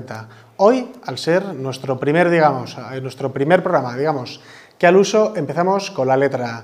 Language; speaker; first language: Spanish; native; Spanish